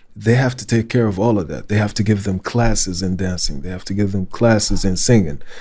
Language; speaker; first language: English; non-native, fluent; Arabic